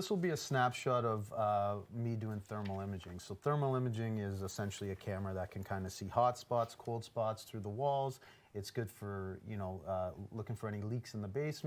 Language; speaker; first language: English; native; English